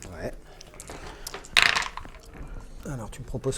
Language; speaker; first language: French; native; French